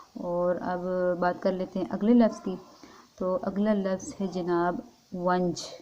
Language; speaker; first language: Urdu; non-native, local second language; Northern Hindko